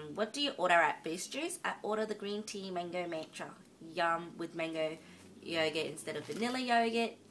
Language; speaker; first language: English; native; English